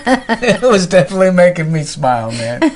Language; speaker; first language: English; native; English